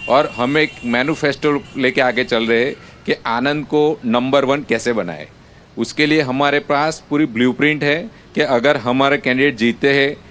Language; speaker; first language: Hindi; non-native, local second language; Gujarati